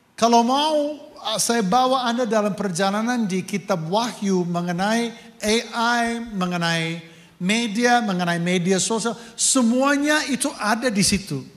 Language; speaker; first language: Indonesian; non-native, fluent; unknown